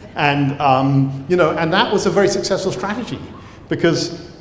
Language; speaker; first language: English; native; English